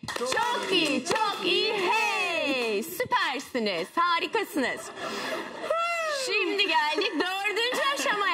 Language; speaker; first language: Turkish; native; Turkish